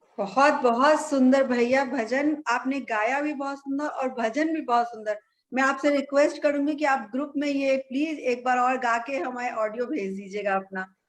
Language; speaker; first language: Hindi; native; Hindi